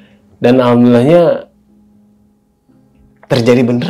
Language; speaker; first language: Indonesian; native; Indonesian